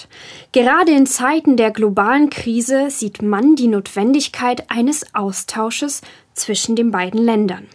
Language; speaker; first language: German; native; German